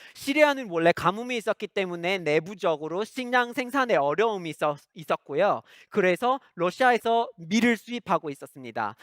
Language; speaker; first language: Korean; non-native, fluent; English